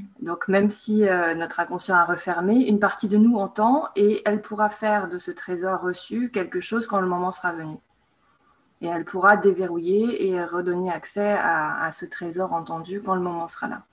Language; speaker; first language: French; native; French